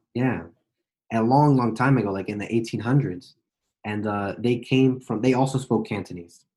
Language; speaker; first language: English; native; English